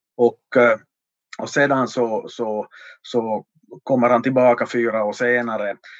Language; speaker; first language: Swedish; native; Swedish